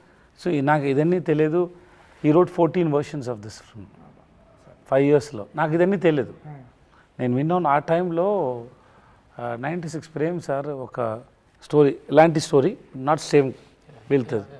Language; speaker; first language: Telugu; non-native, learner; Tamil